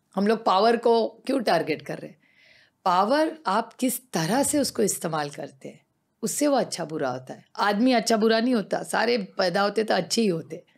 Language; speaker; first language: Hindi; non-native, local second language; Marathi